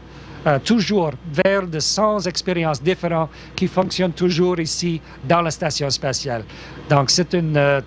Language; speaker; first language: French; non-native, local second language; English